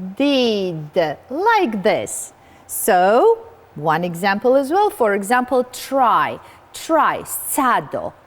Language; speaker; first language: English; non-native, fluent; Georgian